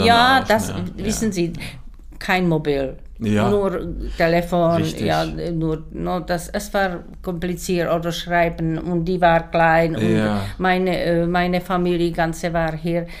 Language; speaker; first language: German; non-native, learner; Czech